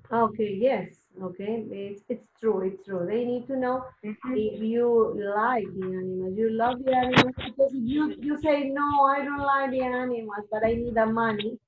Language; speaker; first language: English; non-native, learner; Spanish